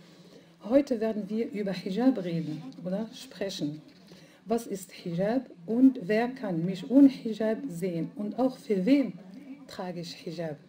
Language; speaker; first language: German; non-native, fluent; Arabic